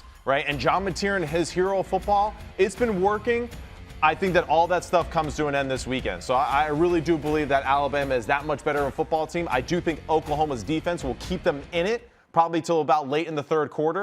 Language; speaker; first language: English; native; English